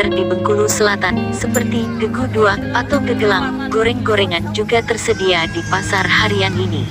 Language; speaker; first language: Indonesian; native; Indonesian